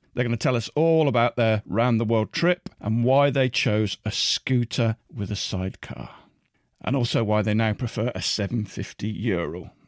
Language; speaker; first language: English; native; English